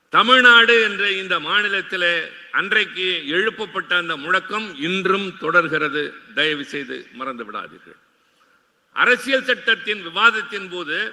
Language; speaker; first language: Tamil; native; Tamil